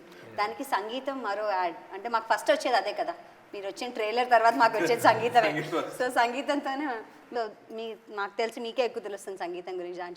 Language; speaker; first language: Telugu; native; Telugu